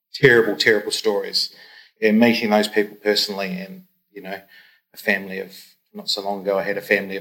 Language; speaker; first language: English; native; English